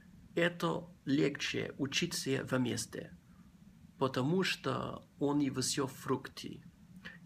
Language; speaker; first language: Russian; non-native, learner; English